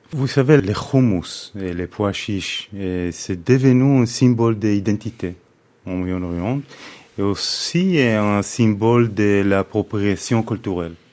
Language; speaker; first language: French; non-native, fluent; Hebrew